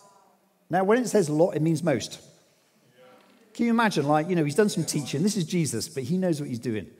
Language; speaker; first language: English; native; English